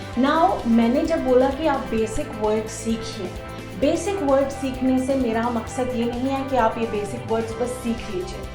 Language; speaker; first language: Hindi; native; Hindi